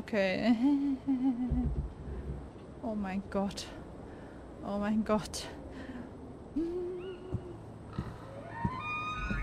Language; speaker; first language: German; native; German